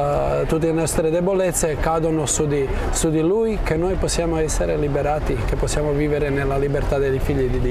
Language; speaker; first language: Italian; non-native, fluent; Croatian